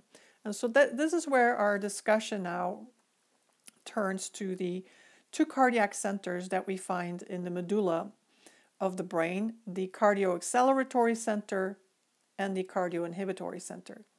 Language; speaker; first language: English; native; English